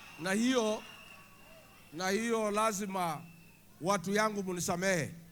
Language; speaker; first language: Swahili; non-native, local second language; Kikuyu